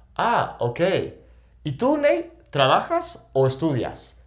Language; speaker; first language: Spanish; non-native, fluent; English